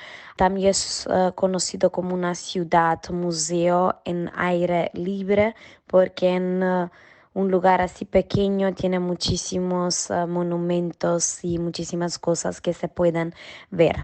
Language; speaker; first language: Spanish; non-native, fluent; Macedonian